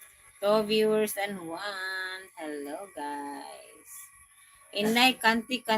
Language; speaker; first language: English; non-native, local second language; Filipino